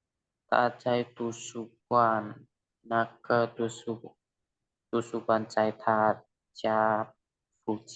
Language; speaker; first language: Chinese; non-native, learner; Indonesian